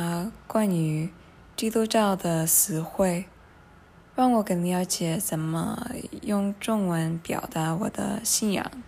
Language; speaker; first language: Chinese; non-native, fluent; English